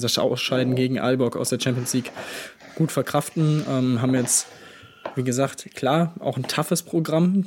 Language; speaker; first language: German; native; German